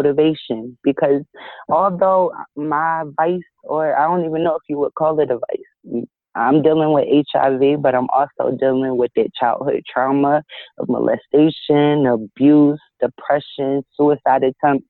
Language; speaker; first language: English; native; English